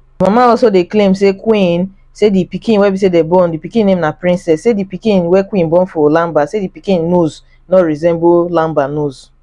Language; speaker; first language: Nigerian Pidgin; native; Nigerian Pidgin